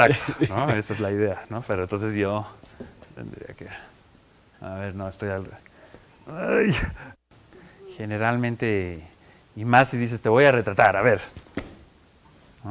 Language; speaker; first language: Spanish; native; Spanish